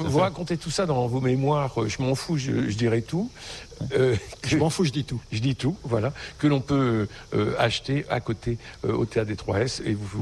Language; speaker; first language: French; native; French